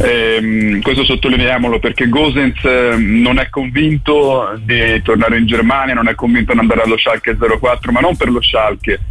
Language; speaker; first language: Italian; native; Italian